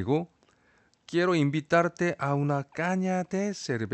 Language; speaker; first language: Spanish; non-native, fluent; Korean